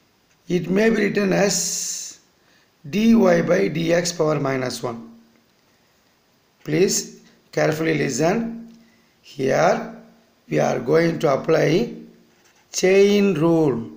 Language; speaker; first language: English; non-native, local second language; Tamil